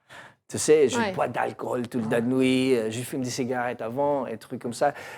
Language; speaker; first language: French; non-native, learner; English